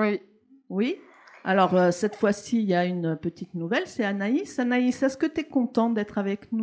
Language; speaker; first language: French; native; French